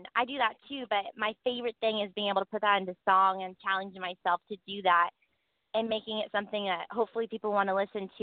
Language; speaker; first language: English; native; English